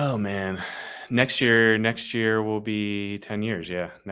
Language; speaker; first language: English; native; English